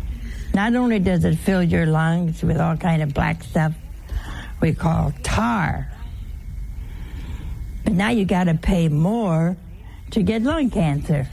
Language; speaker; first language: English; native; English